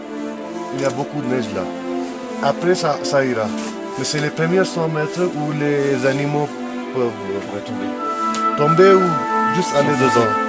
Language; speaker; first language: French; non-native, fluent; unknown